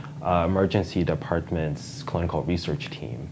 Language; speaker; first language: English; native; English